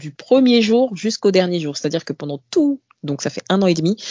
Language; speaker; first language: French; native; French